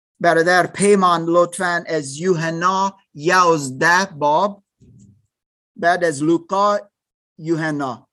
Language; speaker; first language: Persian; non-native, learner; German